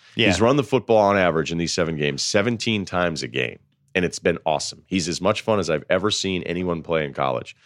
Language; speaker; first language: English; native; English